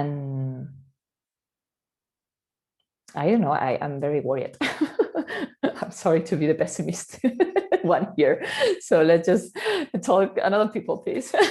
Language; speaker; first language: English; non-native, fluent; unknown